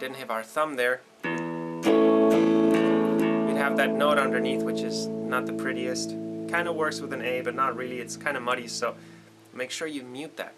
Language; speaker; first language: English; native; English